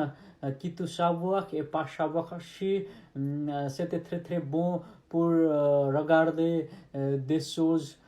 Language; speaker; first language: French; non-native, learner; Nepali